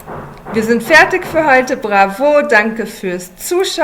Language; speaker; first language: German; non-native, fluent; English